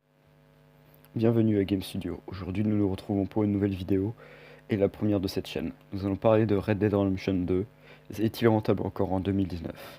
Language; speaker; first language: French; native; French